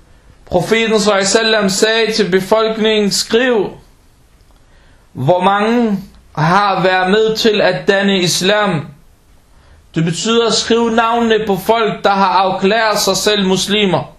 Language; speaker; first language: Danish; early bilingual, other home language; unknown